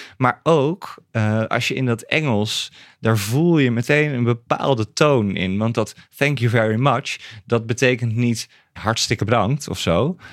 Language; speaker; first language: Dutch; native; Dutch